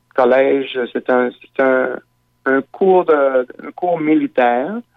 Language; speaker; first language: French; native; French